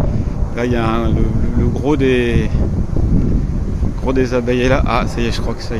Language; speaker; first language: French; native; French